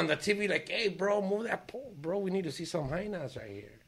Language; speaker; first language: English; early bilingual, other home language; Spanish